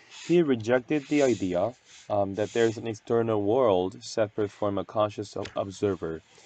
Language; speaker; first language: English; non-native, fluent; Korean